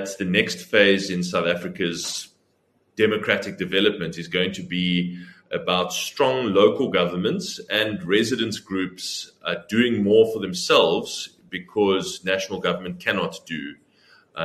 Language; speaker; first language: English; native; English